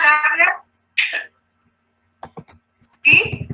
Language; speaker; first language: Spanish; native; Spanish